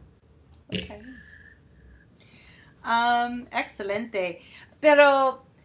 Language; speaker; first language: Spanish; non-native, fluent; English